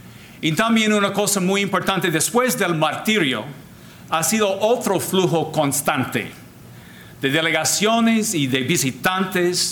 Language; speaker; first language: Spanish; non-native, fluent; English